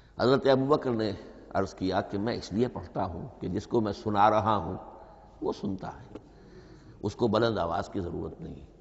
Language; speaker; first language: Urdu; native; Urdu